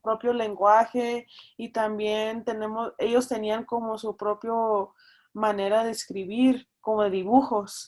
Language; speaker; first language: Spanish; early bilingual, heritage; Spanish